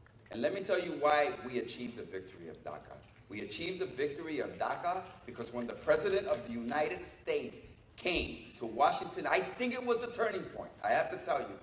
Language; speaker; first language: English; early bilingual, other home language; Spanish